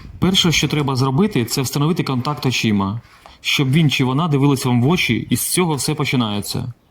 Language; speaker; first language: Ukrainian; non-native, local second language; Russian